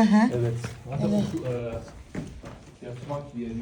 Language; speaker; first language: Turkish; non-native, learner; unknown